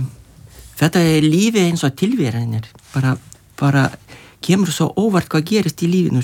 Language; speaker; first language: Icelandic; non-native, learner; Lithuanian